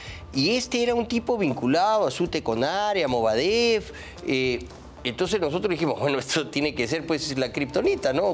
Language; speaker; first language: Spanish; native; Spanish